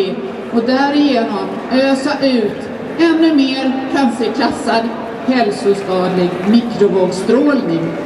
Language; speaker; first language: Swedish; native; Swedish